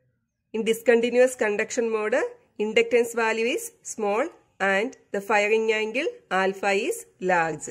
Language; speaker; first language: English; non-native, local second language; Malayalam